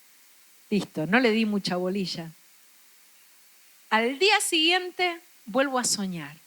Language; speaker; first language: Spanish; native; Spanish